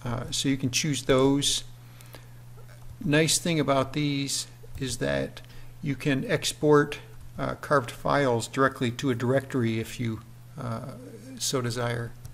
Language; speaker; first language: English; native; English